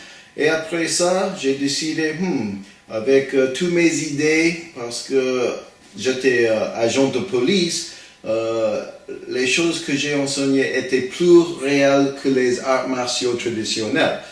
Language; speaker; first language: French; non-native, learner; English